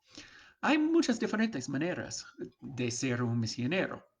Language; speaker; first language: Spanish; non-native, fluent; English